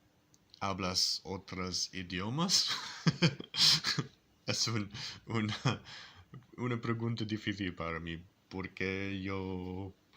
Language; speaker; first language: Spanish; non-native, learner; English